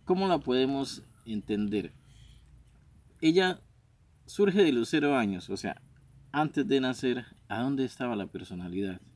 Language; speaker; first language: Spanish; native; Spanish